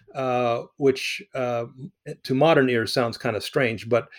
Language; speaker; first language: English; early bilingual, other home language; Arabic